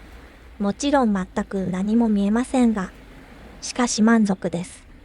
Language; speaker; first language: Japanese; native; Japanese